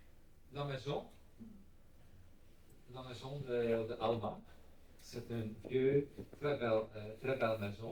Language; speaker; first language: French; non-native, learner; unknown